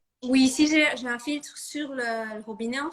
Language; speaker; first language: French; non-native, fluent; Dutch